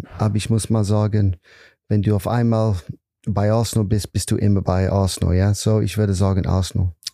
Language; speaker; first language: German; non-native, fluent; English